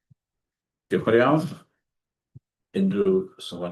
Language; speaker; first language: Welsh; non-native, learner; English